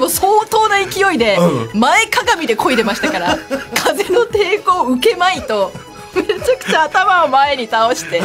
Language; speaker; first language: Japanese; native; Japanese